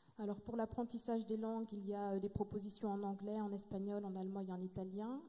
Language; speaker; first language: French; native; French